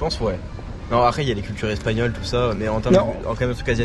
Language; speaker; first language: French; native; French